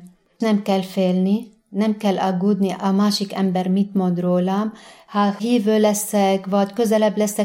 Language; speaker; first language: Hungarian; non-native, fluent; Arabic